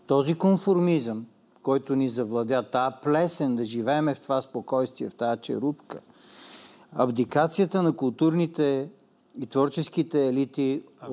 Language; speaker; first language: Bulgarian; native; Bulgarian